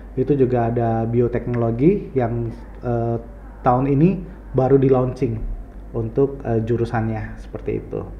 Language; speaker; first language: Indonesian; native; Indonesian